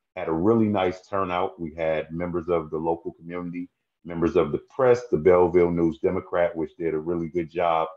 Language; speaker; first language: English; native; English